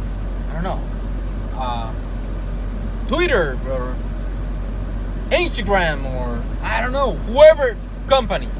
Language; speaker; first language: English; non-native, fluent; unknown